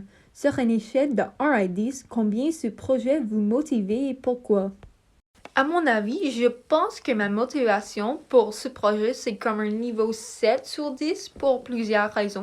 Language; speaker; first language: French; non-native, learner; English